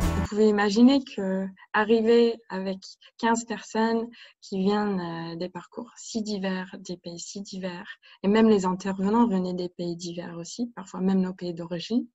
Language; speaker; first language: French; non-native, fluent; English